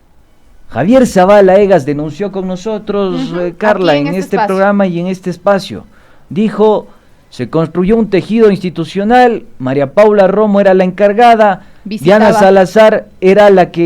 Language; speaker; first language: Spanish; native; Spanish